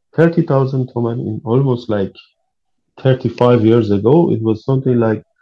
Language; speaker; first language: English; non-native, fluent; Persian